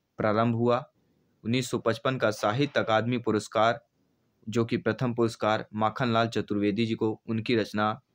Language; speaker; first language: Hindi; native; Hindi